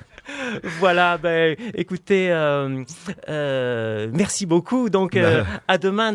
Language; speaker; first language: French; native; French